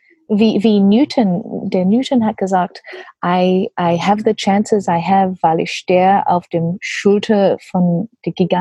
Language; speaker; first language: German; non-native, learner; English